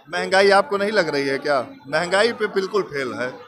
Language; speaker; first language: Hindi; native; Hindi